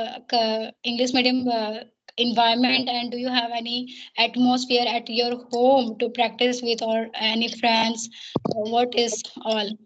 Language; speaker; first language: English; non-native, learner; Hindi